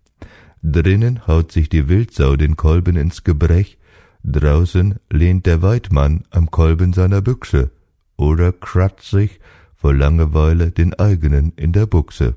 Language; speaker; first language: German; native; German